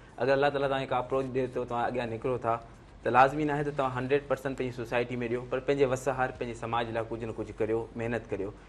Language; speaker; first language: Sindhi; native; Sindhi